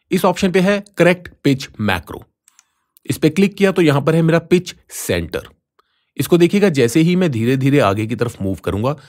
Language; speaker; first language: Hindi; native; Hindi